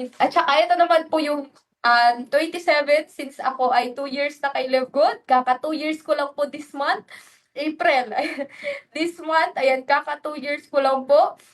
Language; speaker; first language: Filipino; non-native, local second language; Waray